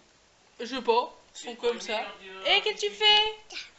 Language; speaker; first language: French; native; French